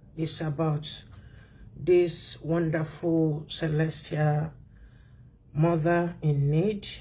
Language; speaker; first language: English; non-native, local second language; Yoruba